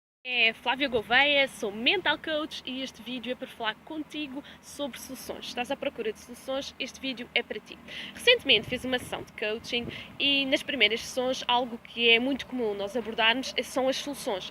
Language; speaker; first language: Portuguese; native; Portuguese